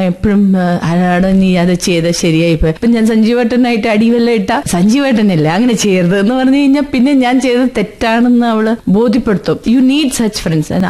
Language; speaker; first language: Malayalam; early bilingual, heritage; Malayalam